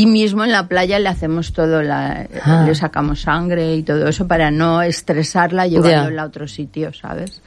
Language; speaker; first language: Spanish; native; Spanish